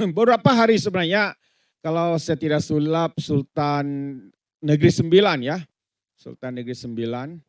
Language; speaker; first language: Malay; native; Malay